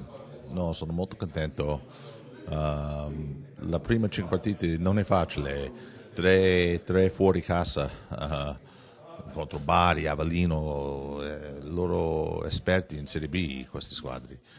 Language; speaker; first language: Italian; non-native, learner; English